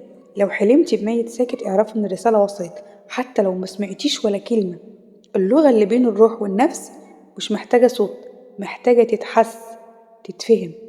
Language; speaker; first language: Arabic; native; Arabic